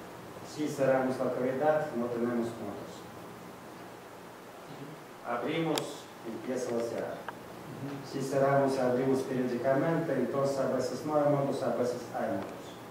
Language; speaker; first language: Spanish; non-native, fluent; Russian